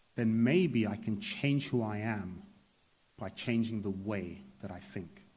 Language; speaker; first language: English; native; English